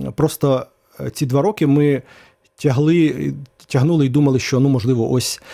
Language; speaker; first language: Ukrainian; native; Ukrainian